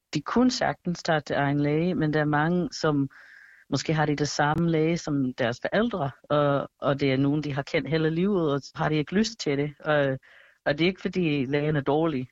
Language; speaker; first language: Danish; non-native, fluent; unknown